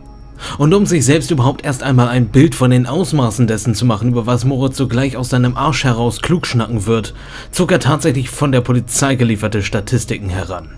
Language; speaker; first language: German; native; German